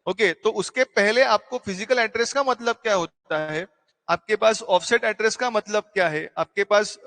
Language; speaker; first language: Hindi; non-native, local second language; Marathi